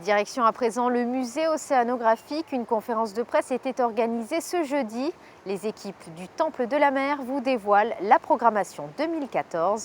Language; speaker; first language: French; native; French